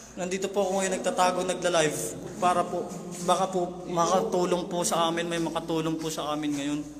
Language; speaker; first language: Filipino; non-native, local second language; Iloko